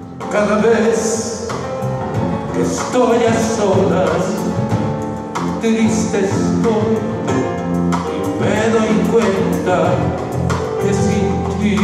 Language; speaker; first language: Spanish; native; Spanish